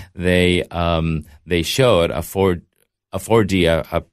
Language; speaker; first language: English; early bilingual, heritage; Spanish